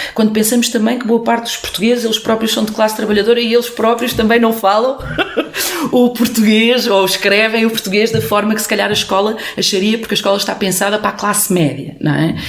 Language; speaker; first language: Portuguese; non-native, local second language; Kabuverdianu